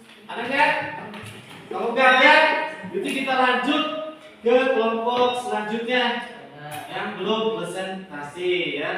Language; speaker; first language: Indonesian; native; Indonesian